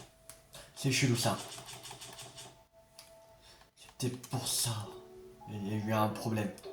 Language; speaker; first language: French; native; French